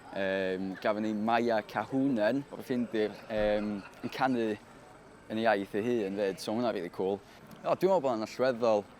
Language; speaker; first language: Welsh; native; Welsh